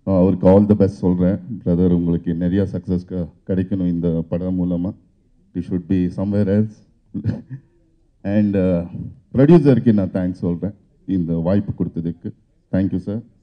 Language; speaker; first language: Tamil; non-native, learner; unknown